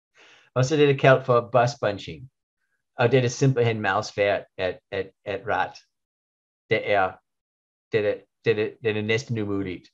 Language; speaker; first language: Danish; non-native, learner; English